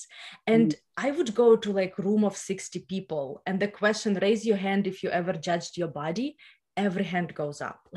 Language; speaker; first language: English; non-native, fluent; Russian